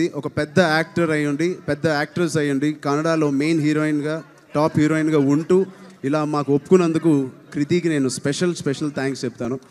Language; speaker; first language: Telugu; native; Telugu